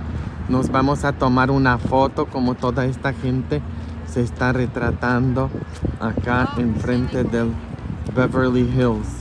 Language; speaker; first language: Spanish; early bilingual, heritage; Spanish